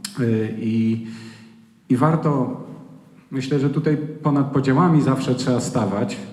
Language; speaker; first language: Polish; native; Polish